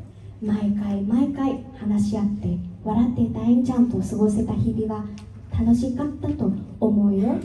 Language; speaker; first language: Japanese; non-native, fluent; Vietnamese